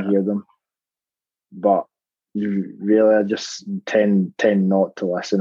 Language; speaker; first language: English; native; English